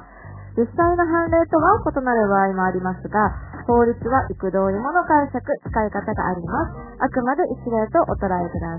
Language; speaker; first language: Japanese; native; Japanese